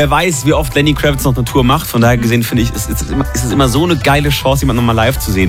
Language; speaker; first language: German; native; German